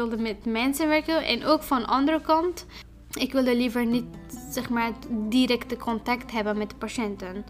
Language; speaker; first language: Dutch; non-native, fluent; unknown